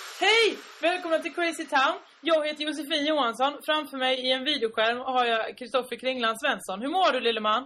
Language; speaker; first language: Swedish; native; Swedish